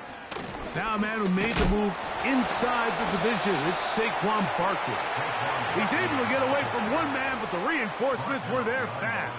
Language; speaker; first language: English; native; English